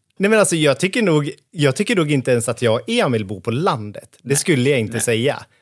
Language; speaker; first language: Swedish; native; Swedish